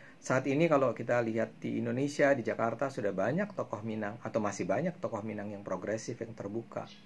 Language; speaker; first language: Indonesian; native; Indonesian